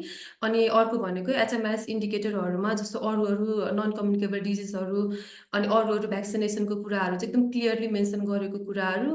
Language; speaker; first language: Nepali; native; Nepali